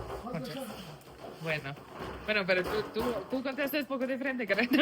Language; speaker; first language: Spanish; non-native, learner; English